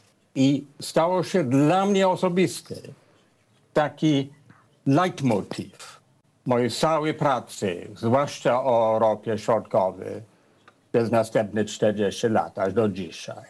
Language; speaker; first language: Polish; non-native, fluent; English